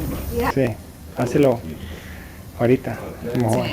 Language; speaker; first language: Spanish; non-native, learner; English